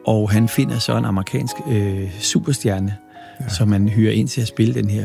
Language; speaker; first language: Danish; native; Danish